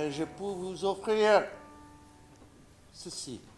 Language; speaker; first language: French; non-native, fluent; English